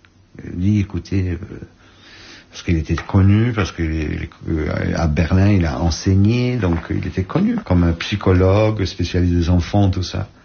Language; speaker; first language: French; non-native, fluent; Polish